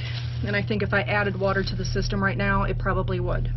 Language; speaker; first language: English; native; English